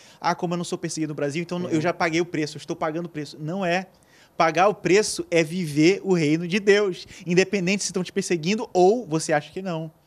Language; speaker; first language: Portuguese; native; Portuguese